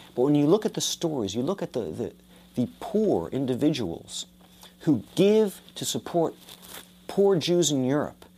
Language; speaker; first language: English; native; English